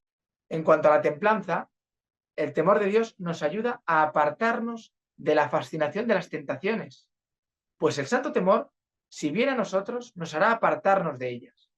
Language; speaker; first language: Spanish; native; Spanish